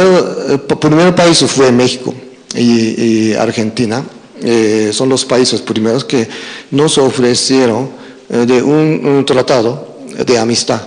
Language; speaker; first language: Spanish; non-native, fluent; Japanese